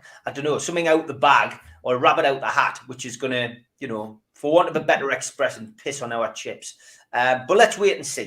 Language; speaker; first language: English; native; English